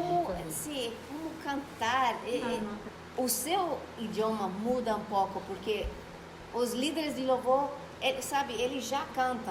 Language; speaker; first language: Portuguese; non-native, fluent; Spanish